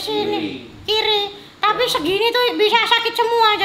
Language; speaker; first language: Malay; non-native, local second language; Javanese